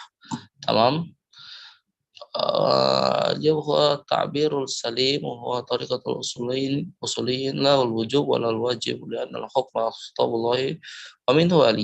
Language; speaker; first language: Arabic; non-native, fluent; Indonesian